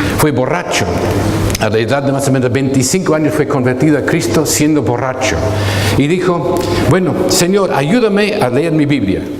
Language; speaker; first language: Spanish; non-native, fluent; English